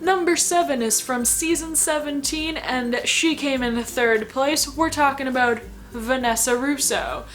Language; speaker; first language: English; native; English